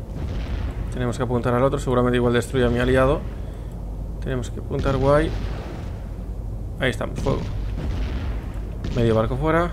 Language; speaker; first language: Spanish; native; Spanish